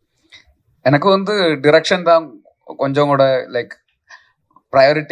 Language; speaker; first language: Tamil; non-native, local second language; Malayalam